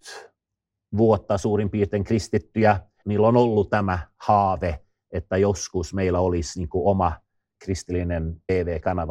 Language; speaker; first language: Finnish; non-native, fluent; Swedish